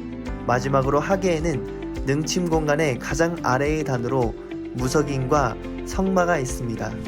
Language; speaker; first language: Korean; native; Korean